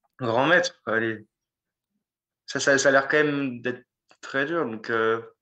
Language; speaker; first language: French; native; French